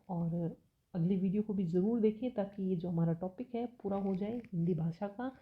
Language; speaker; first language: Hindi; native; Hindi